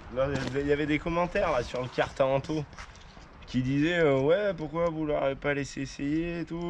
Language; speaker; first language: French; native; French